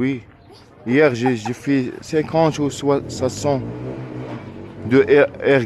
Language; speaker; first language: French; non-native, learner; Arabic